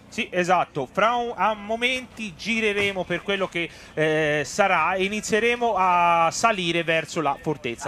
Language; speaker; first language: Italian; native; Italian